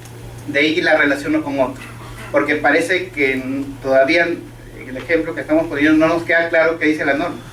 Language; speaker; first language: Spanish; native; Spanish